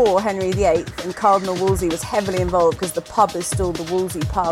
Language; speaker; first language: English; native; English